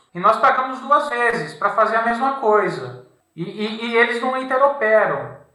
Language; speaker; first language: Portuguese; native; Portuguese